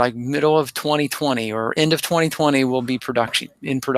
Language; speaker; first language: English; native; English